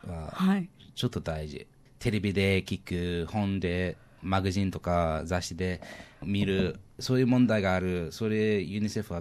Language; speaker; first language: Japanese; non-native, learner; English